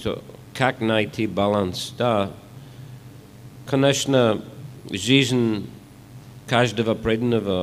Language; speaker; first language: Russian; non-native, fluent; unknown